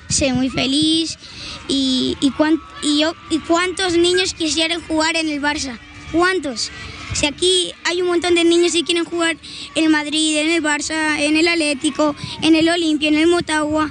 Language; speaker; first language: Spanish; early bilingual, heritage; Spanish